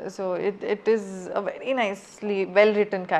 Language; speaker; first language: Telugu; non-native, fluent; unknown